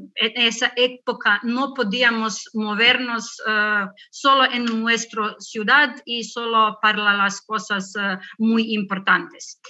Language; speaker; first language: Spanish; non-native, learner; Croatian